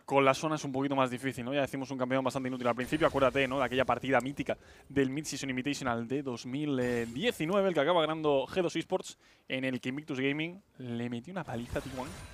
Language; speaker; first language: Spanish; native; Spanish